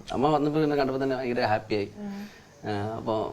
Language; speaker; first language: Malayalam; native; Malayalam